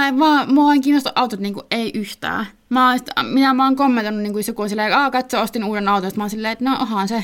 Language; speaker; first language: Finnish; native; Finnish